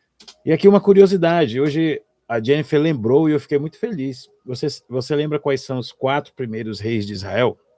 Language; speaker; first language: Portuguese; native; Portuguese